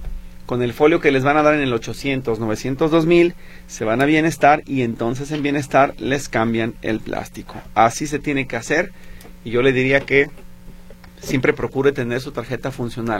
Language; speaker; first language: Spanish; native; Spanish